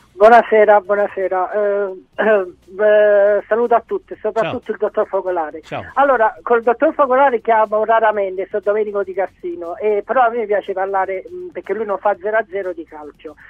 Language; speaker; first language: Italian; native; Italian